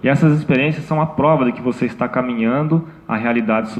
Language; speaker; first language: Portuguese; native; Portuguese